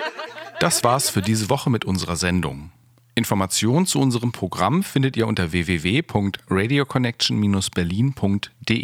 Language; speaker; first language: German; native; German